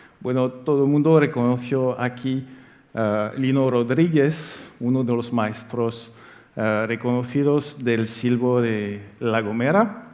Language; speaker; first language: Spanish; non-native, fluent; French